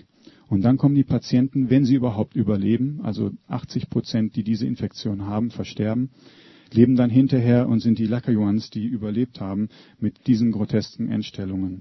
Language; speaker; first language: German; native; German